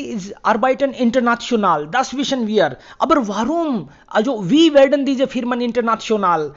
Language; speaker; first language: German; non-native, fluent; Hindi